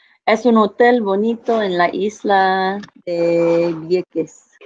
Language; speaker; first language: Spanish; non-native, fluent; English